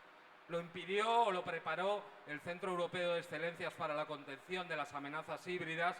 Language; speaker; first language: Spanish; native; Spanish